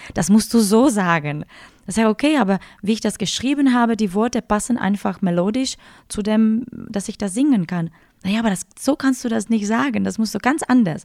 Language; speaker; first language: German; non-native, fluent; Czech